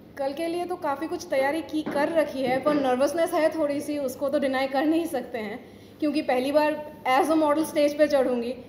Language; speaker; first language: Hindi; non-native, local second language; Assamese